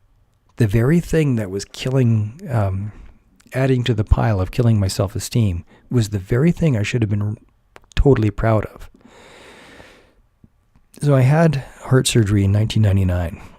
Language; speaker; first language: English; native; English